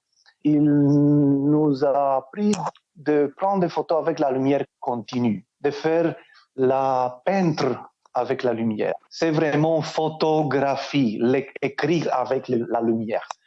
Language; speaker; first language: French; non-native, fluent; Romanian